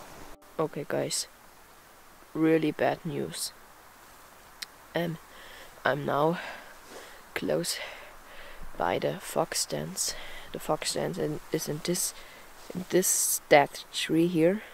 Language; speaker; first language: English; non-native, fluent; German